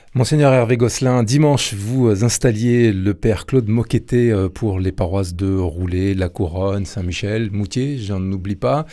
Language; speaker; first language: French; native; French